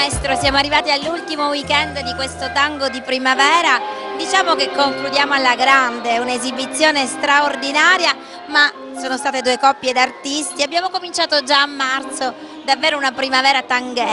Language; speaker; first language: Italian; native; Italian